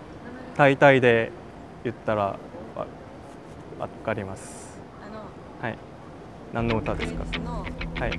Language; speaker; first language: Japanese; non-native, fluent; Korean